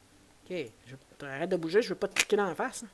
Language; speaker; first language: French; native; French